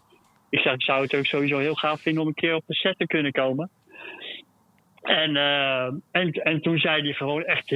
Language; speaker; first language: Dutch; native; Dutch